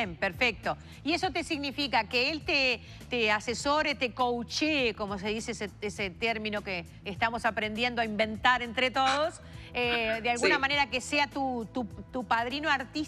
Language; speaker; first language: Spanish; native; Spanish